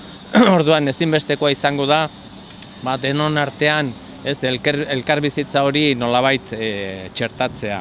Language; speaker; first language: Basque; native; Basque